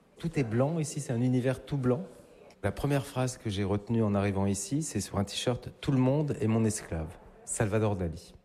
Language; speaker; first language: French; native; French